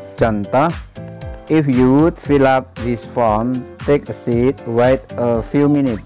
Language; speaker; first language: English; non-native, fluent; Indonesian